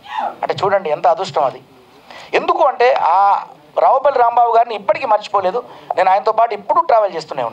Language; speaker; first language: Telugu; native; Telugu